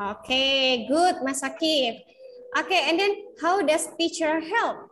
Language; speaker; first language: English; non-native, fluent; Indonesian